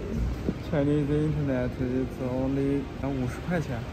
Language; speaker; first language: English; non-native, learner; Chinese